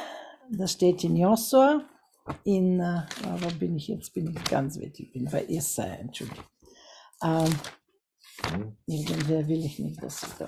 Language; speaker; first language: German; non-native, fluent; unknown